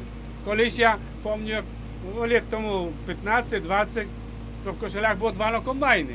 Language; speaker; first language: Polish; non-native, local second language; Ukrainian